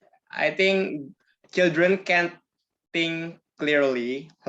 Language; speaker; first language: English; non-native, learner; Indonesian